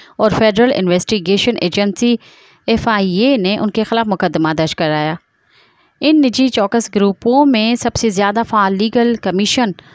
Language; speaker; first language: Urdu; non-native, local second language; Sindhi